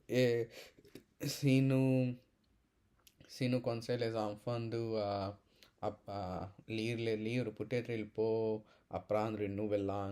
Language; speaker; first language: French; non-native, learner; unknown